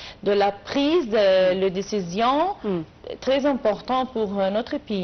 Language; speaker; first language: French; non-native, learner; Arabic